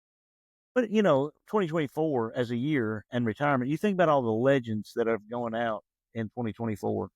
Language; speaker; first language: English; native; English